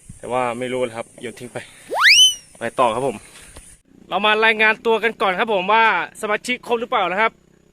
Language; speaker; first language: Thai; native; Thai